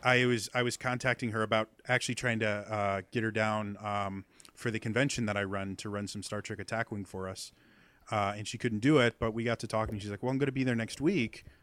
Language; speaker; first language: English; native; English